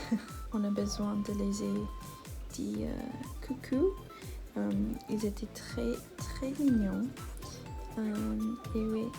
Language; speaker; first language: French; non-native, learner; English